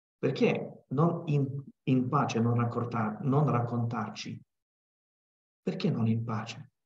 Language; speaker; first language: Italian; non-native, fluent; Ukrainian